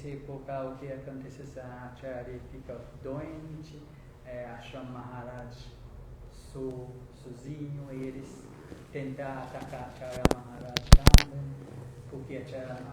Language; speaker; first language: Portuguese; non-native, learner; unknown